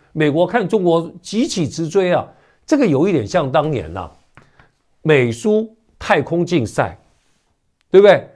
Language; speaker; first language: Chinese; native; Chinese